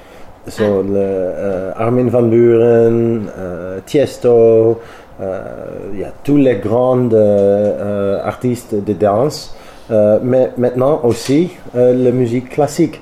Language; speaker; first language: French; non-native, learner; Dutch